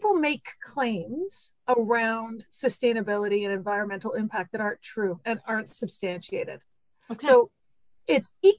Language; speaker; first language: English; native; English